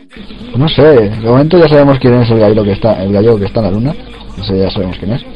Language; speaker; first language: Spanish; native; Spanish